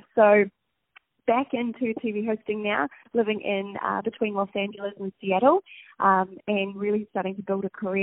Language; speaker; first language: English; native; English